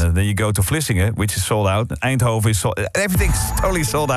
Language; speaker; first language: English; non-native, fluent; Dutch